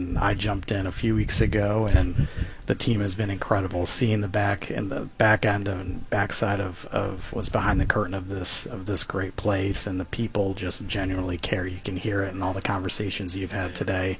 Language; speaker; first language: English; native; English